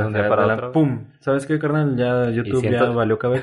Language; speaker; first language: Spanish; native; Spanish